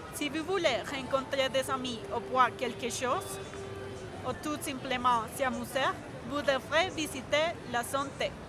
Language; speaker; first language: French; non-native, learner; Spanish